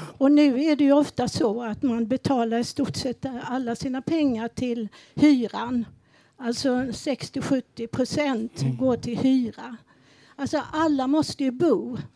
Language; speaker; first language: Swedish; native; Swedish